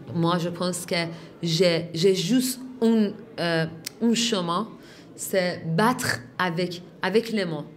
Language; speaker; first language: French; non-native, fluent; Persian